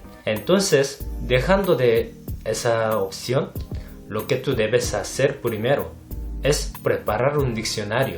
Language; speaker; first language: Spanish; non-native, fluent; Korean